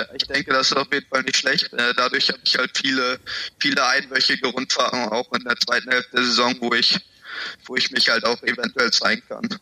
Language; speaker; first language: German; native; German